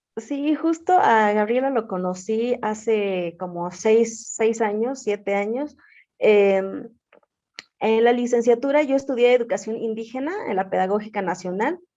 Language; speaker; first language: Spanish; non-native, local second language; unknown